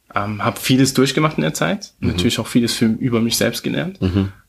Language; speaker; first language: German; early bilingual, heritage; German